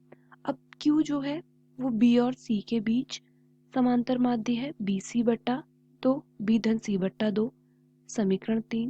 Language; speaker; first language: Hindi; native; Hindi